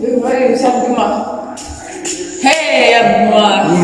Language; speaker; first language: German; non-native, learner; Russian